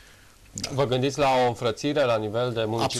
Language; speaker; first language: Romanian; native; Romanian